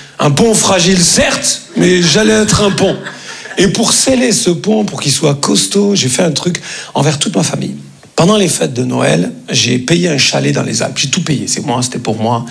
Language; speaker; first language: French; native; French